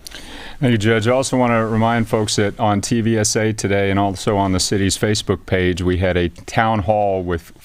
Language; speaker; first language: English; native; English